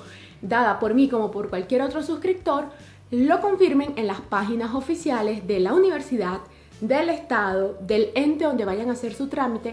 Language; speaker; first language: Spanish; native; Spanish